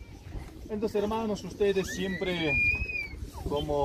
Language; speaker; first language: Spanish; native; Spanish